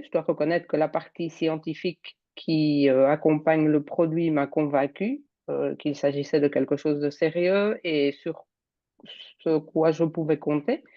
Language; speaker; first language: French; native; French